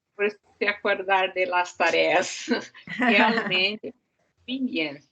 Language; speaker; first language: Spanish; non-native, learner; Portuguese